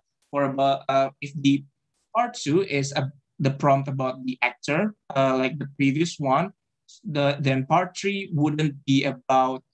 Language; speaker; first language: English; non-native, fluent; Indonesian